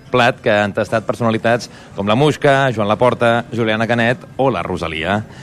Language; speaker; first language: Catalan; native; Catalan